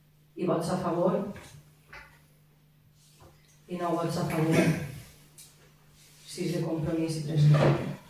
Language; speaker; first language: Catalan; native; Catalan